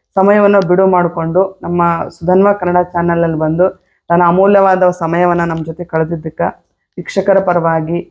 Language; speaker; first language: Kannada; native; Kannada